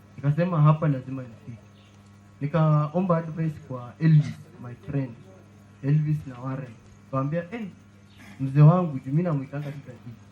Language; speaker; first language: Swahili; non-native, local second language; Luyia